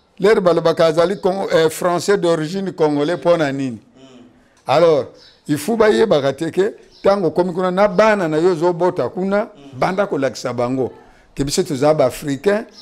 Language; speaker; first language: Lingala; non-native, local second language; Kongo